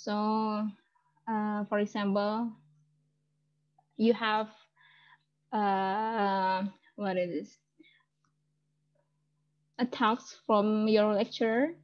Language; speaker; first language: English; non-native, fluent; Indonesian